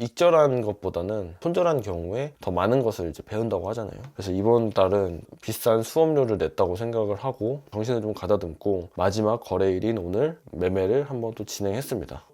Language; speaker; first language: Korean; native; Korean